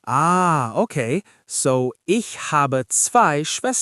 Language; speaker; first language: German; non-native, learner; English